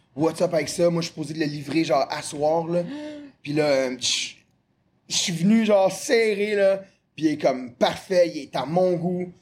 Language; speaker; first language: French; native; French